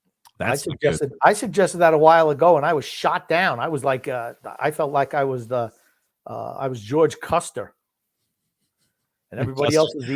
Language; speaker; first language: English; native; English